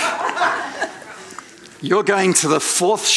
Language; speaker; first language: English; native; English